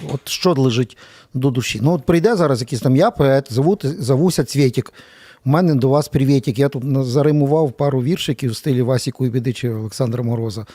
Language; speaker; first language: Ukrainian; native; Ukrainian